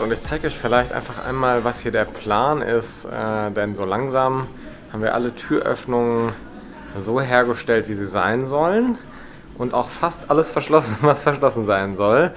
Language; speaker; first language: German; native; German